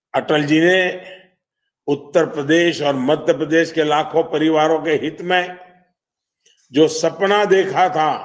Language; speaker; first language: Hindi; non-native, local second language; Gujarati